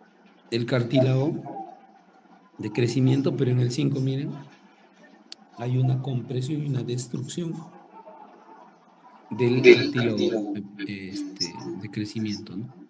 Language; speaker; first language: Spanish; native; Spanish